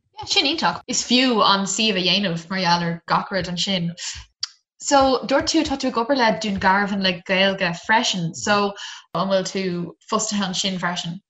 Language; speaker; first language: Irish; non-native, local second language; English